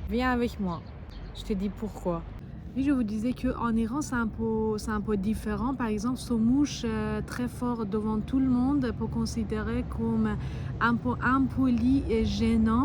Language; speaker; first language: French; non-native, fluent; Persian